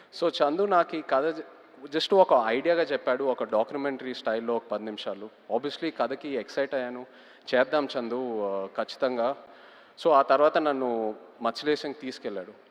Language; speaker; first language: Telugu; native; Telugu